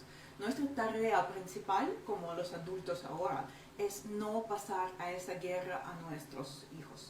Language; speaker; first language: Spanish; non-native, fluent; Ukrainian